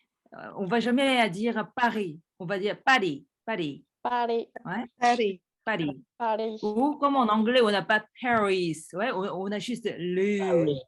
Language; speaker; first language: French; early bilingual, other home language; Korean